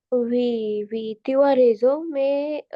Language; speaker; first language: French; non-native, learner; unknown